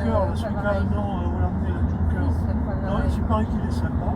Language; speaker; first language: French; native; French